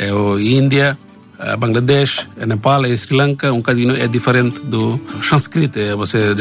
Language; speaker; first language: Portuguese; non-native, learner; Bangla